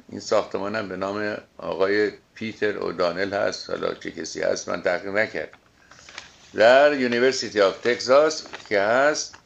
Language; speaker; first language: Persian; native; Persian